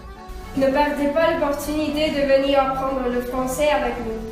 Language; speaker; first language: French; non-native, learner; Spanish